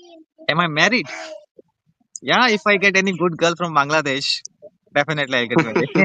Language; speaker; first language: English; non-native, fluent; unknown